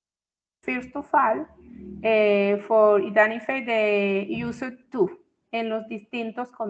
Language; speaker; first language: English; non-native, fluent; Spanish